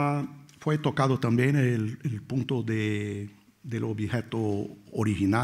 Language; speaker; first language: Spanish; non-native, fluent; Portuguese